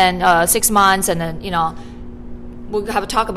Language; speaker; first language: English; non-native, fluent; Chinese